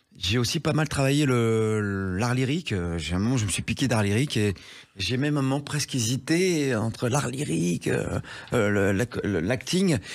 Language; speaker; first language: French; native; French